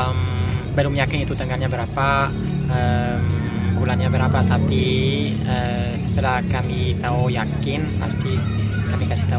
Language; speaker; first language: Indonesian; non-native, fluent; French